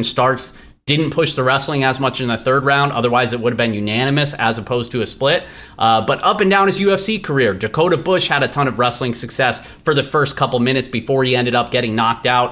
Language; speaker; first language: English; native; English